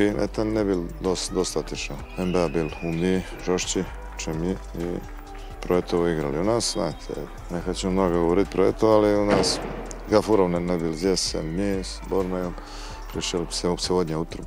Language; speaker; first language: Russian; non-native, fluent; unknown